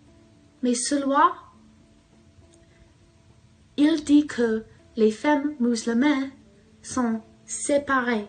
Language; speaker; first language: French; non-native, learner; English